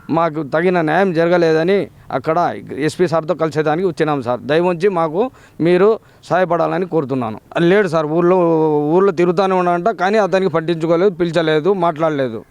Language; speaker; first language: Telugu; native; Telugu